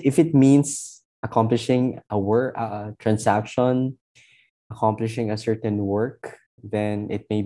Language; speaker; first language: English; non-native, local second language; Filipino